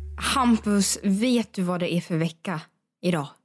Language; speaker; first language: Swedish; non-native, fluent; Russian